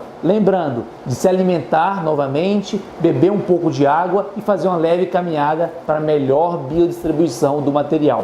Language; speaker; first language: Portuguese; native; Portuguese